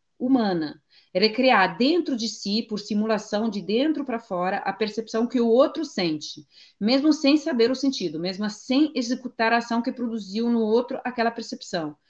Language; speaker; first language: Portuguese; non-native, fluent; Italian